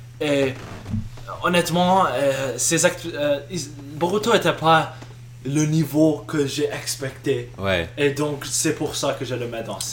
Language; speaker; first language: French; non-native, local second language; English